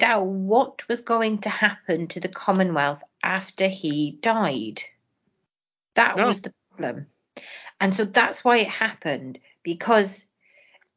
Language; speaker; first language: English; native; English